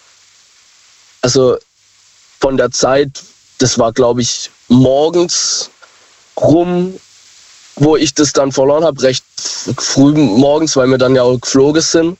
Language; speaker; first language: German; native; German